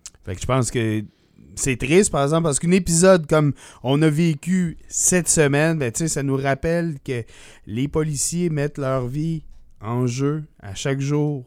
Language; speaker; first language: French; native; French